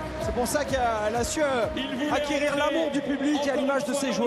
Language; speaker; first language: French; native; French